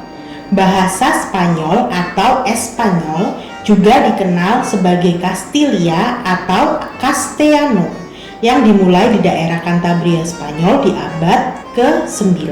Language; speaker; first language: Indonesian; native; Indonesian